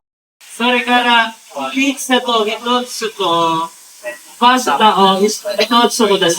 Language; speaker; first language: Japanese; non-native, learner; Filipino